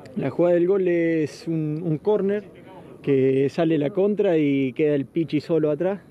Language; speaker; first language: Spanish; native; Spanish